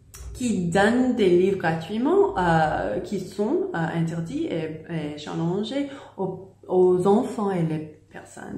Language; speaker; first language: French; non-native, learner; English